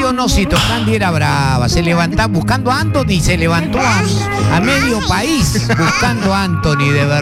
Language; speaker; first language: Spanish; native; Spanish